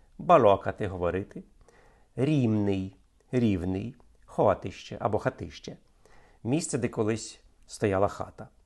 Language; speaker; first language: Ukrainian; native; Ukrainian